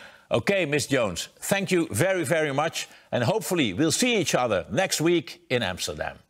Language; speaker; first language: English; non-native, fluent; Dutch